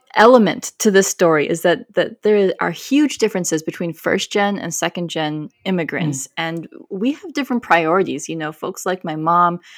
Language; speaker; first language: English; native; English